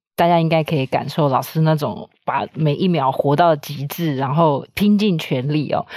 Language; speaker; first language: Chinese; native; Chinese